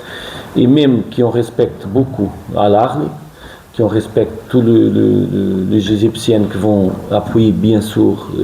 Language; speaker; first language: French; non-native, fluent; Portuguese